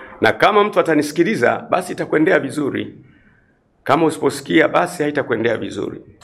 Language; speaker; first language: Swahili; native; Swahili